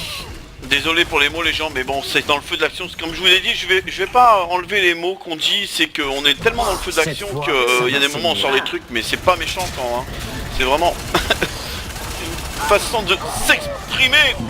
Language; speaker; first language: French; native; French